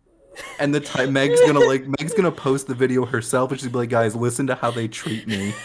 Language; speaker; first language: English; native; English